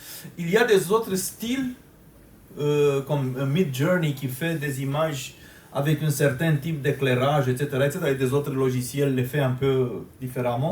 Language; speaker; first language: French; non-native, fluent; Romanian